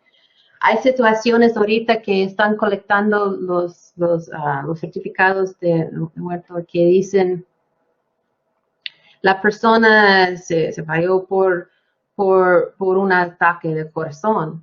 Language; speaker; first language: Spanish; non-native, fluent; English